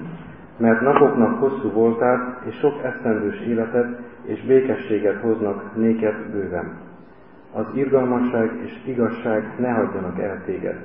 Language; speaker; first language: Hungarian; native; Hungarian